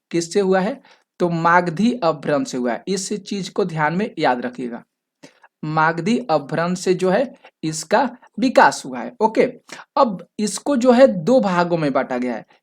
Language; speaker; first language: Hindi; native; Hindi